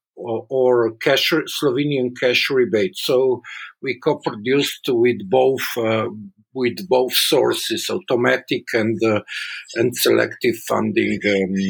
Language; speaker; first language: English; non-native, fluent; Slovenian